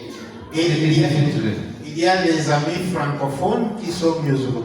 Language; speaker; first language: French; non-native, fluent; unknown